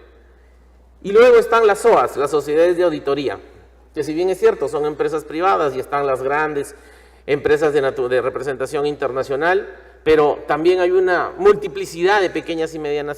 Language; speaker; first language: Spanish; native; Spanish